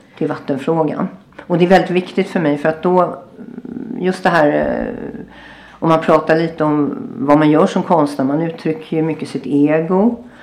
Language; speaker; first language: Swedish; native; Swedish